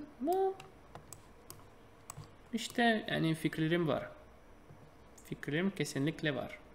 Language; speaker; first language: Turkish; non-native, fluent; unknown